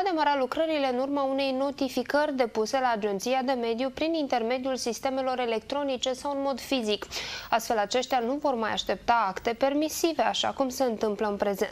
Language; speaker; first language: Romanian; native; Romanian